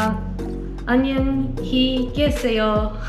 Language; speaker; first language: Korean; non-native, learner; English